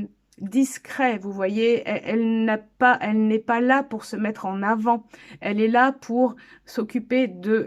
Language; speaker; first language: French; native; French